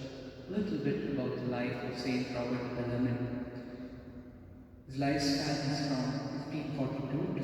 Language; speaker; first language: English; non-native, local second language; Konkani